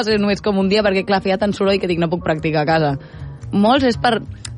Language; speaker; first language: Catalan; native; Catalan